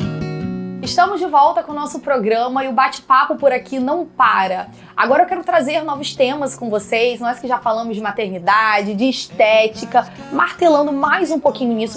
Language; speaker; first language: Portuguese; native; Portuguese